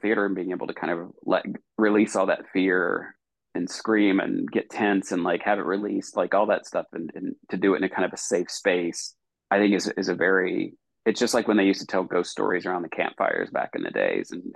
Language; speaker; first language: English; native; English